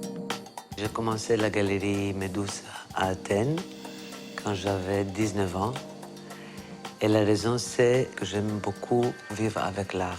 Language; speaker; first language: French; non-native, fluent; Greek